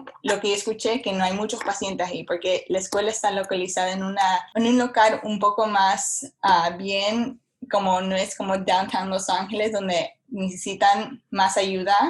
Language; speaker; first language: Spanish; early bilingual, heritage; Spanish